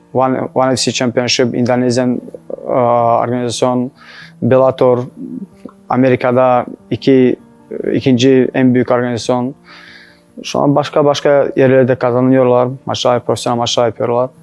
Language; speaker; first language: Turkish; non-native, learner; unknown